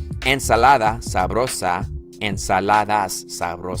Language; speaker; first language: Spanish; non-native, fluent; English